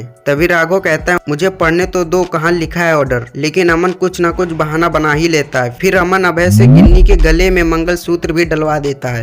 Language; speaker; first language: Hindi; native; Hindi